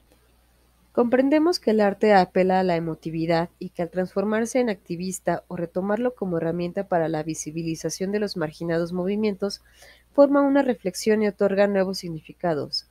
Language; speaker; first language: Spanish; native; Spanish